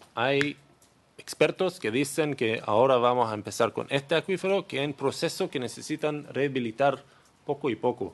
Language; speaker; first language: Spanish; non-native, learner; Hebrew